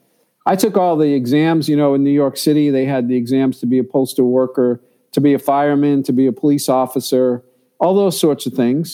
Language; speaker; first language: English; native; English